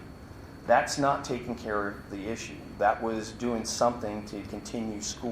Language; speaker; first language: English; native; English